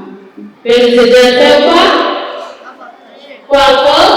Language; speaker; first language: French; non-native, local second language; Kinyarwanda